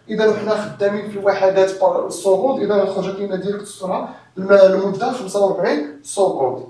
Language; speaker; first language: Arabic; native; Arabic